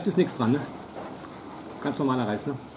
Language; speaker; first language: German; native; German